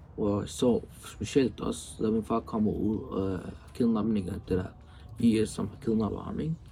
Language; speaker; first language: Danish; early bilingual, other home language; Arabic